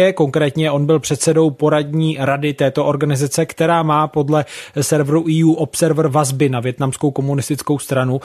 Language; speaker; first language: Czech; native; Czech